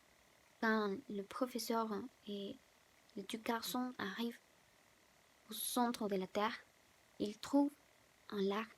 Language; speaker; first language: French; non-native, learner; Spanish